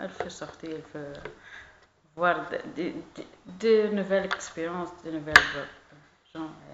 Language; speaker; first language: French; non-native, learner; Arabic